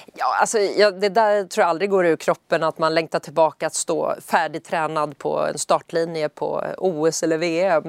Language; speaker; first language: Swedish; native; Swedish